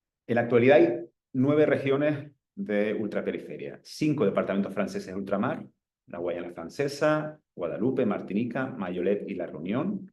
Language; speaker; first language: Spanish; native; Spanish